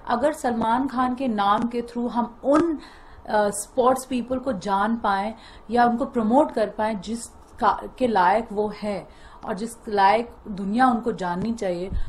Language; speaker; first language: Hindi; native; Hindi